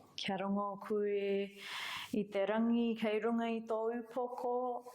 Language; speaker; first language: Māori; non-native, local second language; English